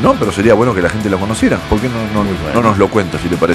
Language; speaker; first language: Spanish; native; Spanish